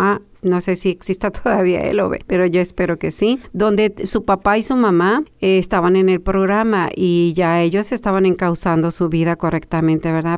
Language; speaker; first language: Spanish; native; Spanish